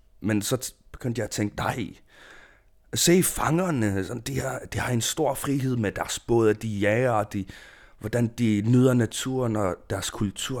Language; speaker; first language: Danish; non-native, local second language; Kalaallisut